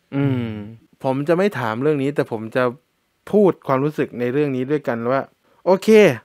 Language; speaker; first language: Thai; native; Thai